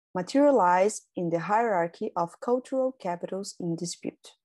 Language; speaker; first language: English; non-native, fluent; Portuguese